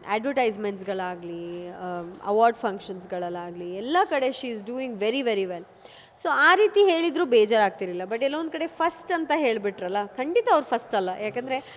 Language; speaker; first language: Kannada; non-native, local second language; Kodava